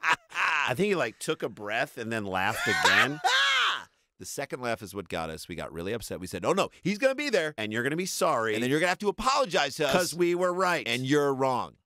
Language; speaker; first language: English; native; English